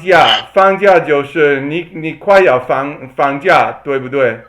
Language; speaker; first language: Chinese; non-native, learner; English